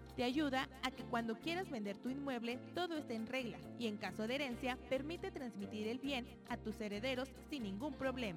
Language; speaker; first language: Spanish; native; Spanish